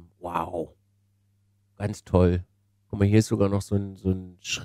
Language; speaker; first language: German; native; German